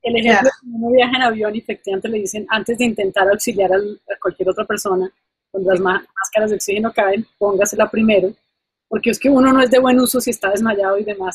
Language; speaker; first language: Spanish; native; Spanish